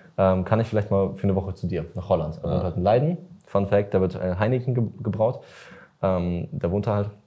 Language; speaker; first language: German; early bilingual, other home language; Russian